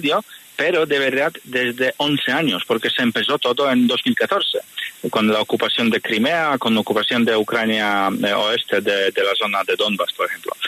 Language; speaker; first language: Spanish; non-native, fluent; Polish